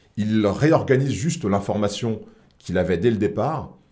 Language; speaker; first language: French; native; French